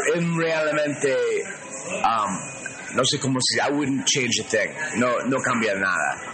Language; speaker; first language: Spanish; non-native, learner; English